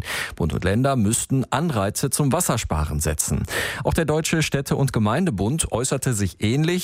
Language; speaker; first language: German; native; German